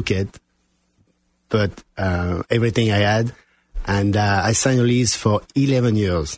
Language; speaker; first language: English; non-native, fluent; French